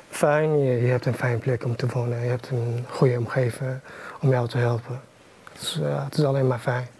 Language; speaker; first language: Dutch; non-native, learner; Arabic